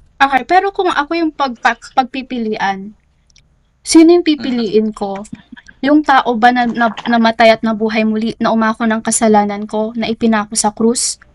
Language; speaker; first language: Filipino; native; Filipino